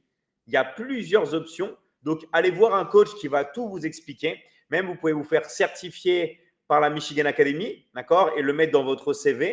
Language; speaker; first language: French; native; French